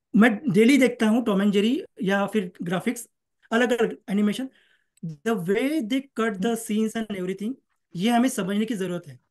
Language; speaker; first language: Hindi; non-native, local second language; Marathi